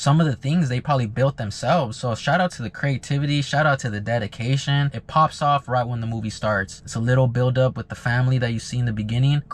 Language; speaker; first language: English; native; English